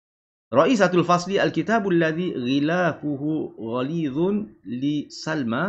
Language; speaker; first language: Arabic; non-native, fluent; Malay